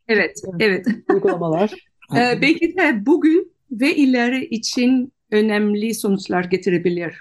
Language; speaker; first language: Turkish; non-native, fluent; Dutch